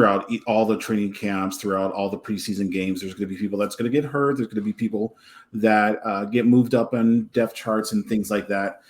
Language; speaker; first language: English; native; English